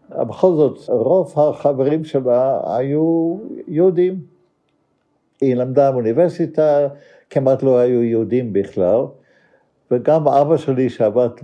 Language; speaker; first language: Hebrew; non-native, fluent; Dutch